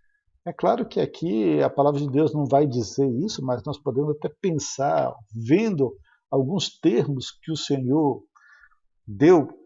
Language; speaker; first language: Portuguese; native; Portuguese